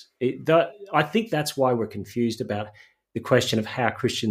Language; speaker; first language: English; native; English